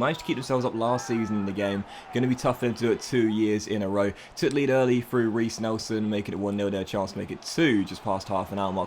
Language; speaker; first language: English; native; English